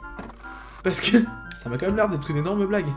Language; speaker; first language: French; native; French